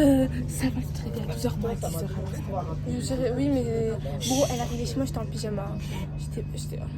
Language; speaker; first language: French; native; French